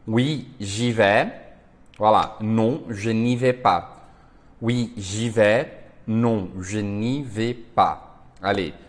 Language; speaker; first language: French; non-native, fluent; Portuguese